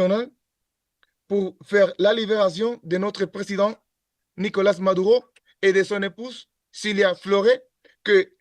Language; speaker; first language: French; non-native, learner; Spanish